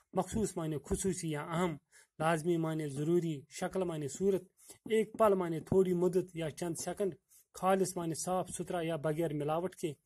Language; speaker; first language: Urdu; non-native, local second language; Kashmiri